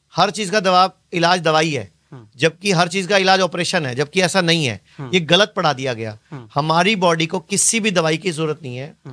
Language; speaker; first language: Hindi; native; Hindi